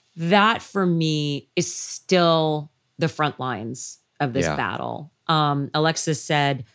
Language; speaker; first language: English; native; English